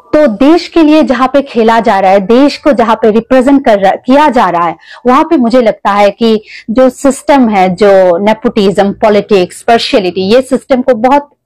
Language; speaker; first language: Hindi; non-native, local second language; Kok Borok